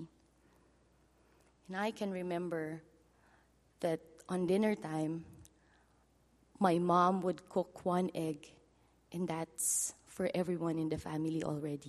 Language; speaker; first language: English; non-native, local second language; Filipino